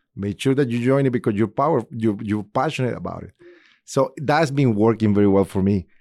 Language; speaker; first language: English; non-native, fluent; Spanish